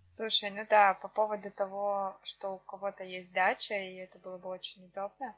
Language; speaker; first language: Russian; native; Russian